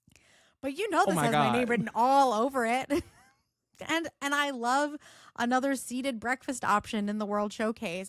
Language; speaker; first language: English; native; English